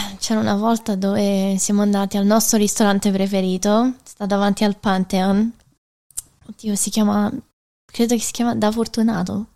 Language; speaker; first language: Italian; early bilingual, heritage; English